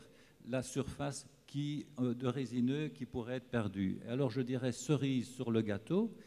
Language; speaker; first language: French; native; French